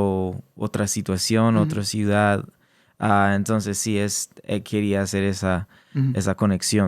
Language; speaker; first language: Spanish; early bilingual, heritage; English